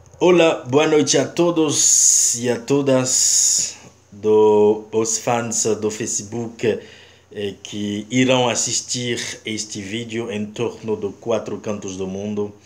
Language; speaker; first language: Portuguese; non-native, learner; Haitian Creole